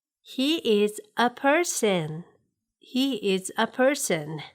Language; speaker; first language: English; non-native, fluent; Japanese